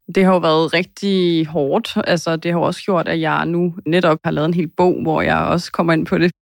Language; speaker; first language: Danish; native; Danish